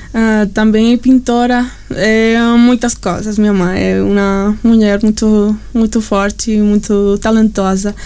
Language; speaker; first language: Portuguese; non-native, learner; English